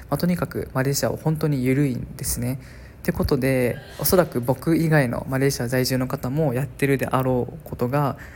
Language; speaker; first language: Japanese; native; Japanese